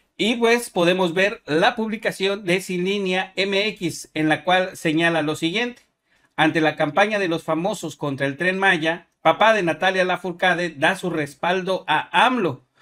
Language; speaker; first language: Spanish; native; Spanish